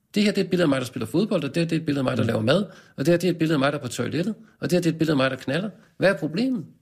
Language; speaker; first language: Danish; native; Danish